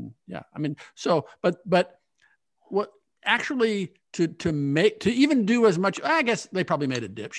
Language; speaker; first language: English; native; English